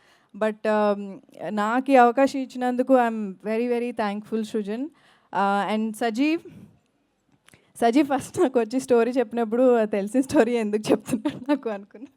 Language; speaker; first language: Telugu; native; Telugu